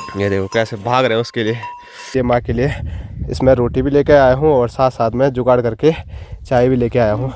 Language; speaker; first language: Hindi; native; Hindi